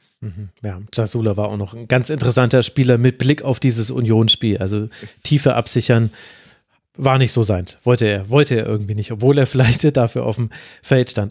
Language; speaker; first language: German; native; German